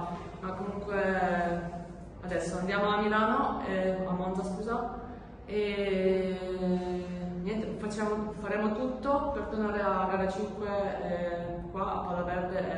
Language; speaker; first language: Italian; non-native, fluent; Polish